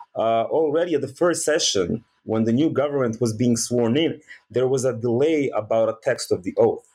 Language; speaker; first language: English; early bilingual, other home language; Bosnian